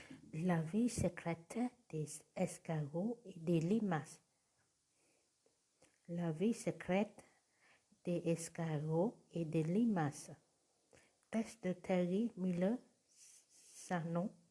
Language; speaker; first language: French; non-native, learner; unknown